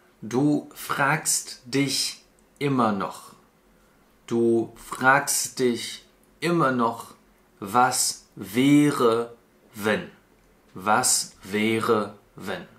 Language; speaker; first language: German; non-native, fluent; Russian